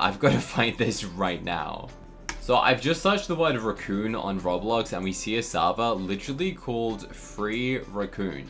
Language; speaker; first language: English; native; English